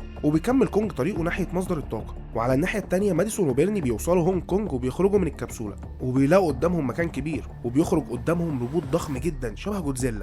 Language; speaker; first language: Arabic; native; Arabic